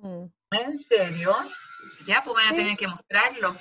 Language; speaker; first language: Spanish; native; Spanish